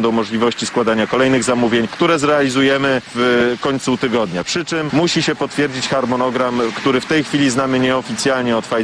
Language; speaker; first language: Polish; native; Polish